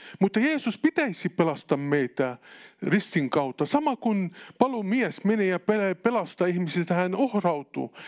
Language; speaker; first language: Finnish; non-native, learner; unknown